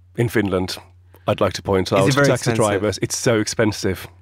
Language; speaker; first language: English; non-native, fluent; Finnish